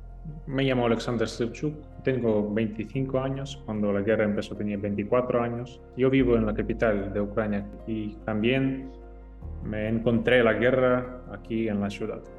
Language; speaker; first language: Spanish; non-native, fluent; Ukrainian